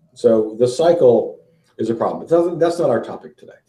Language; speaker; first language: English; native; English